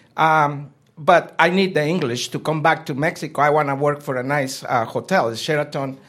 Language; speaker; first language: English; non-native, fluent; Spanish